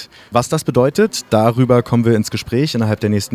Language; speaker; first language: German; native; German